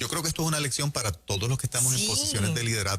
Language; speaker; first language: Spanish; native; Spanish